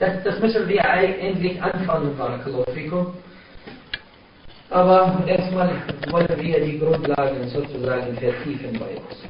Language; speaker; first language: German; non-native, fluent; Arabic